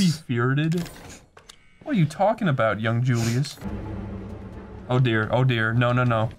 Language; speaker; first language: English; native; English